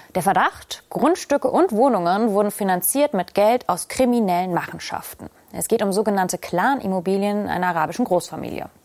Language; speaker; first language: German; native; German